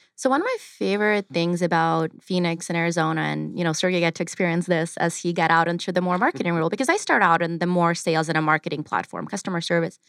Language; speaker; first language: English; early bilingual, other home language; Ukrainian